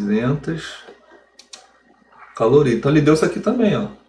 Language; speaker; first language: Portuguese; native; Portuguese